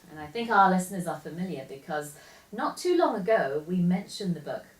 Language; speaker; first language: English; early bilingual, other home language; Korean